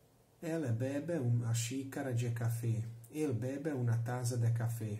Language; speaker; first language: Spanish; non-native, learner; Hungarian